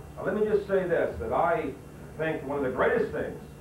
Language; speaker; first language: English; native; English